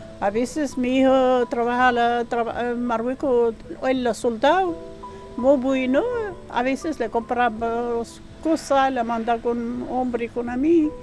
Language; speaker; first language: Spanish; non-native, learner; Arabic